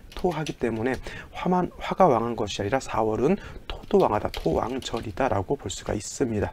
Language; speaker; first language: Korean; native; Korean